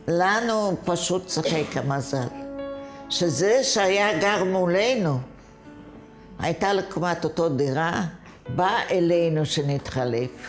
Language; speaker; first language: Hebrew; non-native, fluent; Yiddish